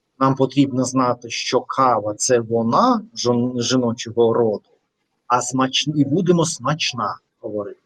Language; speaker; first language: Ukrainian; non-native, fluent; Russian